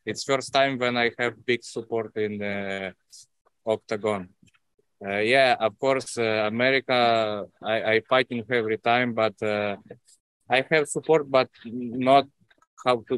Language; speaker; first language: English; non-native, learner; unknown